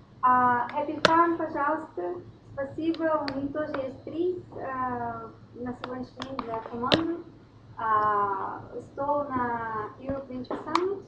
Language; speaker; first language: Russian; non-native, fluent; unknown